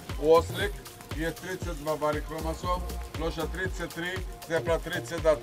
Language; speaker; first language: Russian; non-native, learner; Greek